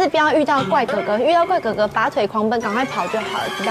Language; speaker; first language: Chinese; native; Chinese